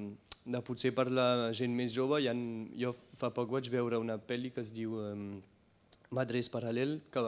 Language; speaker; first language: Catalan; early bilingual, heritage; Catalan